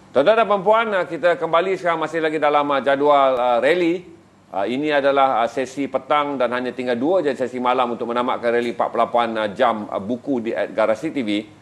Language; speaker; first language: Malay; native; Malay